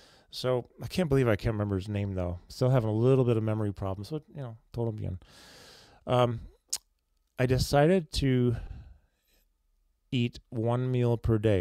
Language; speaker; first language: English; native; English